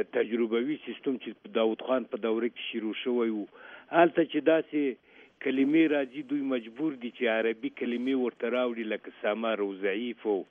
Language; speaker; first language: Pashto; native; Pashto